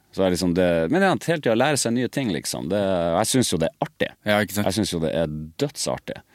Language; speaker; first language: Norwegian; native; Norwegian